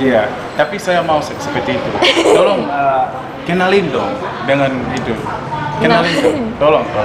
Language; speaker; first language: Indonesian; non-native, fluent; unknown